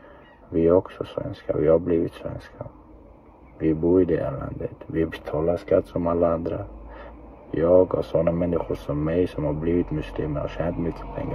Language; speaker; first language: Swedish; non-native, fluent; Chechen